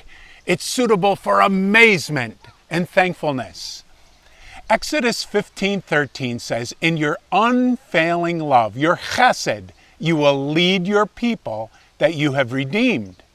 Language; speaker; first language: English; native; English